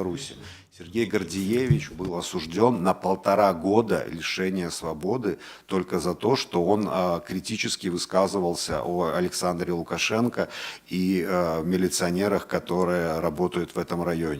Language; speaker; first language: Russian; native; Russian